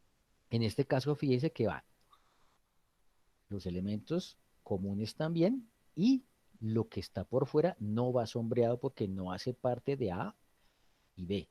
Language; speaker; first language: Spanish; native; Spanish